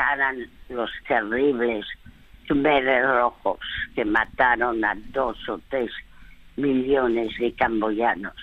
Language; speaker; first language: Spanish; early bilingual, other home language; French